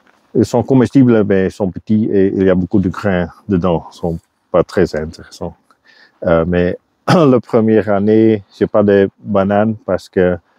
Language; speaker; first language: French; non-native, local second language; Dutch